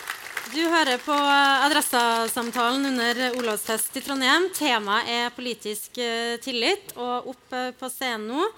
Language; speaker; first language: Norwegian; native; Norwegian